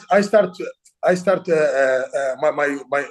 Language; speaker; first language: English; non-native, learner; Arabic